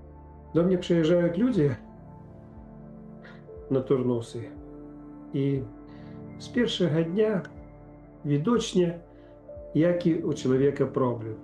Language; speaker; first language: Polish; non-native, fluent; Ukrainian